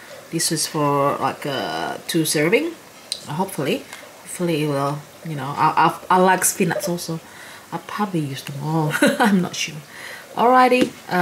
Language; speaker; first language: English; non-native, fluent; Indonesian